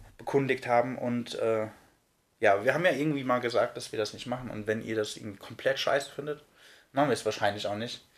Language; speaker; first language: German; native; German